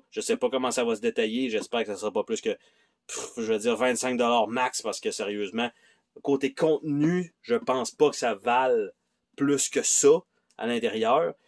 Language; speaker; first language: French; native; French